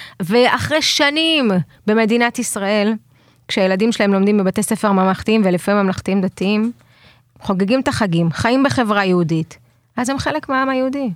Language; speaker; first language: Hebrew; early bilingual, other home language; Russian